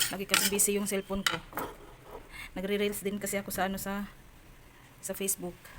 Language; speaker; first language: Filipino; native; Filipino